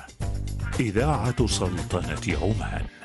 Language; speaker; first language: Arabic; native; Arabic